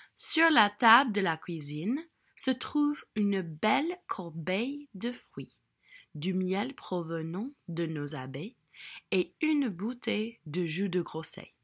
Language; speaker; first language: French; non-native, fluent; English